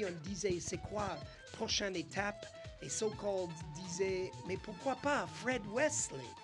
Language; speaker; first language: French; non-native, fluent; English